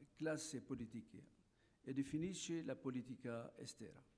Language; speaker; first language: Italian; non-native, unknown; Arabic